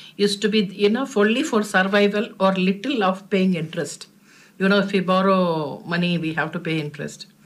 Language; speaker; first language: English; non-native, local second language; Telugu